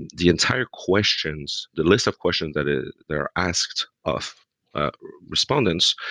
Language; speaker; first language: English; non-native, fluent; French